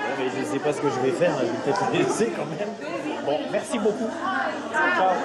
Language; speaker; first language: French; native; French